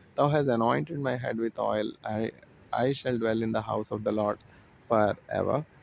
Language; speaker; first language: English; non-native, local second language; Telugu